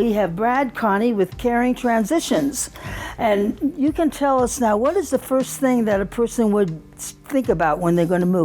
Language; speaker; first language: English; native; English